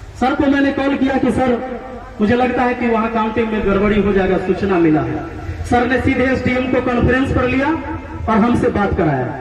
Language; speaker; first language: Hindi; native; Hindi